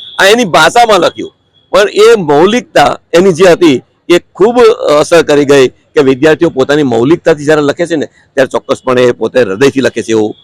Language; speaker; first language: Gujarati; native; Gujarati